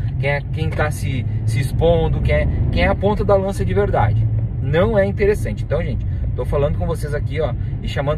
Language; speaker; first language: Portuguese; native; Portuguese